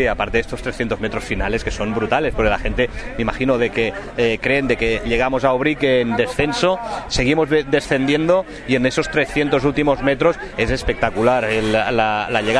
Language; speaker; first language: Spanish; native; Spanish